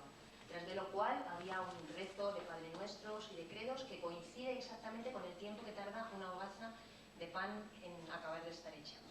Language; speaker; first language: Spanish; native; Spanish